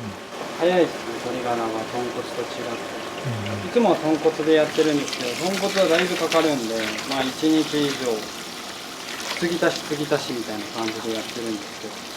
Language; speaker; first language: Japanese; native; Japanese